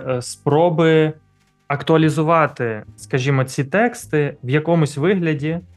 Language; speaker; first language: Ukrainian; native; Ukrainian